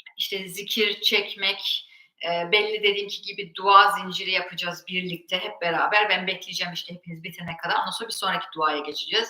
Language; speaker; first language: Turkish; early bilingual, heritage; Turkish